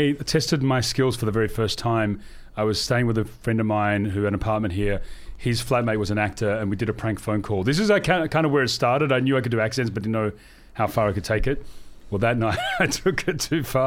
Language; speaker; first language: English; native; English